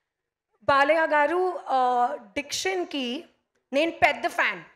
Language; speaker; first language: Telugu; non-native, local second language; Hindi